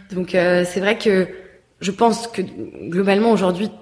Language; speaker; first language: French; native; French